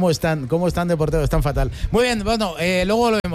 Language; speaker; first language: Spanish; native; Spanish